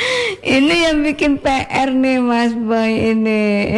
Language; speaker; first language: Indonesian; native; Indonesian